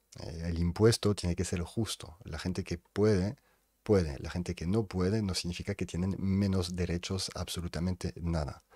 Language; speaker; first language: Spanish; non-native, fluent; French